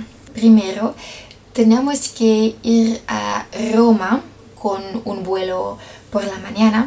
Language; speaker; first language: Spanish; non-native, learner; Dutch